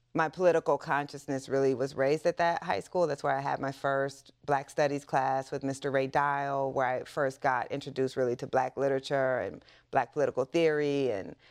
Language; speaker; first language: English; native; English